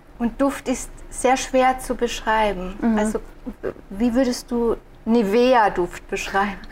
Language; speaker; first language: German; native; German